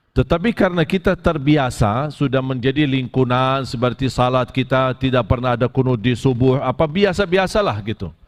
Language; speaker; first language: Malay; non-native, fluent; Arabic